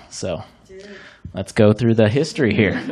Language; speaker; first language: English; native; English